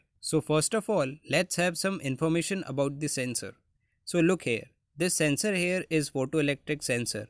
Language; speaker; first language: English; non-native, local second language; Hindi